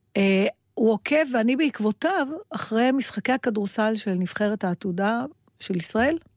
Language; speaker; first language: Hebrew; native; Hebrew